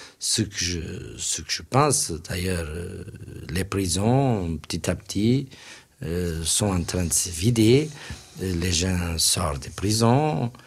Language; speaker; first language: French; non-native, fluent; Portuguese